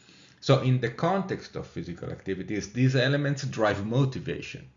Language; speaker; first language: English; non-native, fluent; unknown